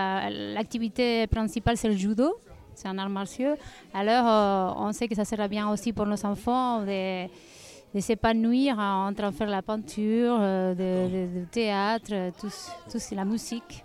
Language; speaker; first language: French; non-native, fluent; Spanish